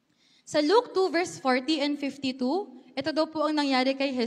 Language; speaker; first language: Filipino; native; Filipino